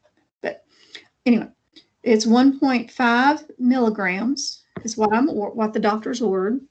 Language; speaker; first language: English; native; English